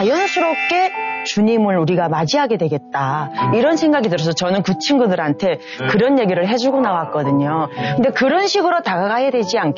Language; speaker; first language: Korean; native; Korean